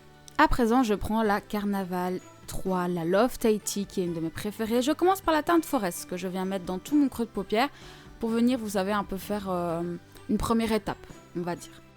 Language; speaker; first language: French; native; French